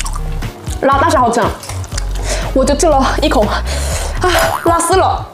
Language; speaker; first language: Chinese; non-native, learner; Korean